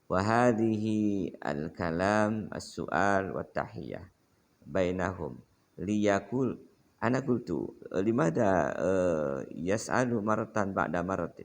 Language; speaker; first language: Arabic; non-native, fluent; Indonesian